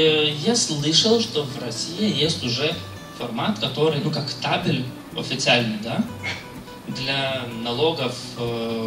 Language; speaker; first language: Russian; non-native, fluent; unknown